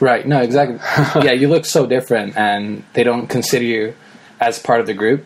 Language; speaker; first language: English; early bilingual, other home language; Japanese